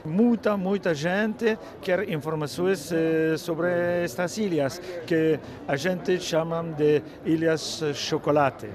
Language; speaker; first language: Portuguese; non-native, fluent; French